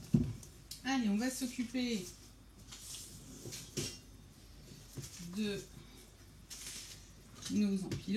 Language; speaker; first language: French; native; French